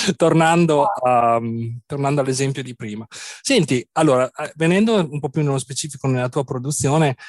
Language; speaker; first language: Italian; native; Italian